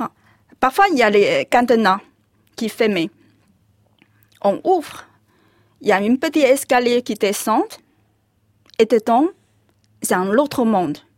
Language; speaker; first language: French; non-native, fluent; Chinese